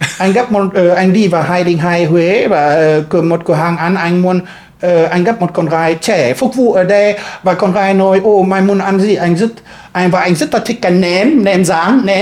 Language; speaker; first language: Vietnamese; non-native, fluent; German